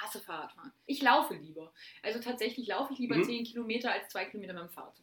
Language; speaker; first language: German; native; German